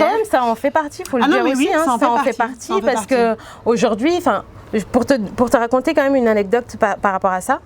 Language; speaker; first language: French; native; French